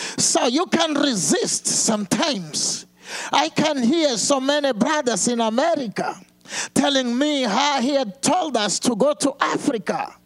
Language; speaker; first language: English; non-native, fluent; Portuguese